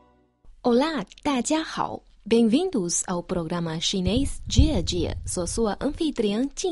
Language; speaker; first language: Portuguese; non-native, fluent; Chinese